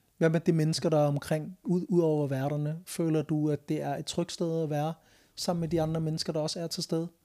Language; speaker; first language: Danish; early bilingual, other home language; Thai